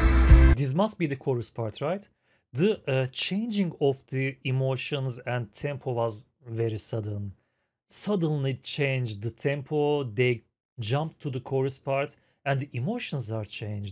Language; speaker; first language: English; non-native, fluent; Turkish